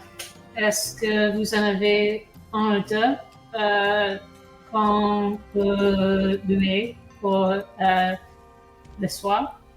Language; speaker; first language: French; non-native, fluent; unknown